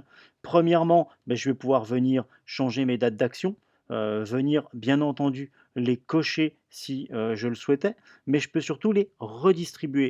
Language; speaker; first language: French; native; French